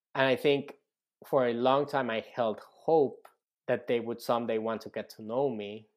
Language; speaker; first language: English; non-native, fluent; Spanish